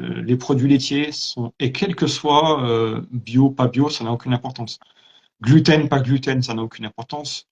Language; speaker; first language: French; native; French